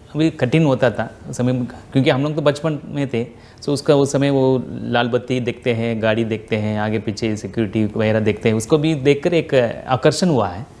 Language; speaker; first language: Hindi; non-native, local second language; Tamil